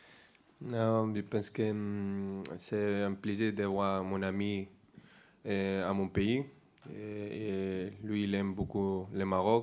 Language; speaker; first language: French; non-native, fluent; Spanish